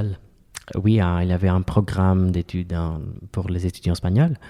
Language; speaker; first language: French; non-native, fluent; Spanish